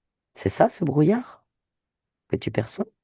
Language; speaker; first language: French; native; French